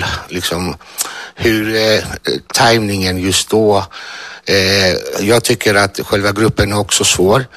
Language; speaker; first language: Swedish; early bilingual, other home language; Greek